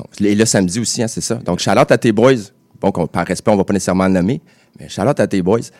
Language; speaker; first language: French; native; French